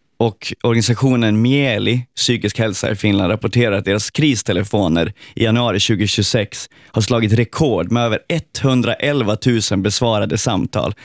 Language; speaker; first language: Swedish; native; Swedish